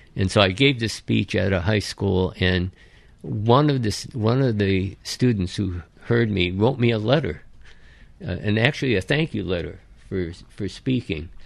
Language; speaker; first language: English; early bilingual, other home language; Japanese